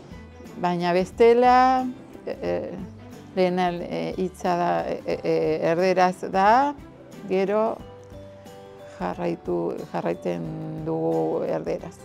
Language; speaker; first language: Basque; non-native, learner; Spanish